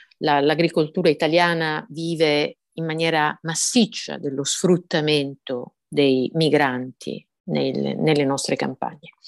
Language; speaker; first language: Italian; native; Italian